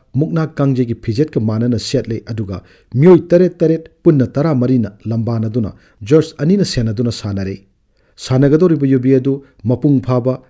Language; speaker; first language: Manipuri; native; Manipuri